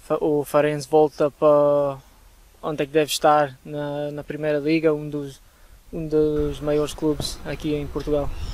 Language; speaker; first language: Portuguese; non-native, fluent; English